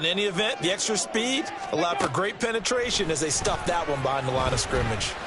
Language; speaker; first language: English; native; English